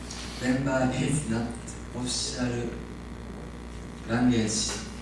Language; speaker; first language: English; non-native, learner; Japanese